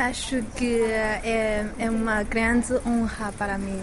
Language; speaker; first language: Portuguese; non-native, learner; Chinese